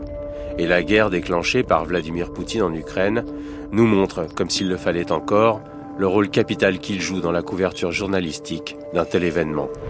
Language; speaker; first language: French; native; French